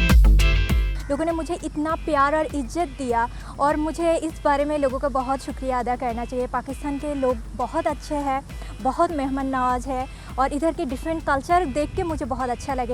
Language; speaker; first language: Hindi; non-native, fluent; Bangla